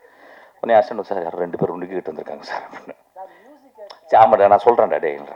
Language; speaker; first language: Tamil; native; Tamil